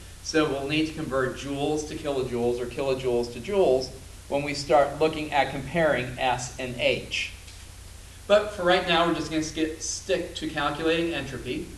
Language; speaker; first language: English; native; English